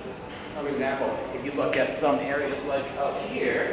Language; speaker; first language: English; native; English